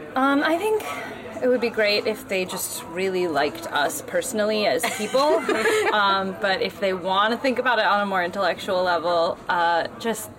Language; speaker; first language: English; native; English